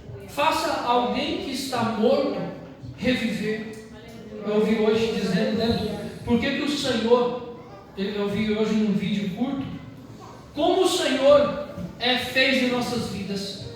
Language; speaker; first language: Portuguese; native; Portuguese